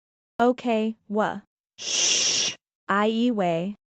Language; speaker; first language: Chinese; non-native, learner; English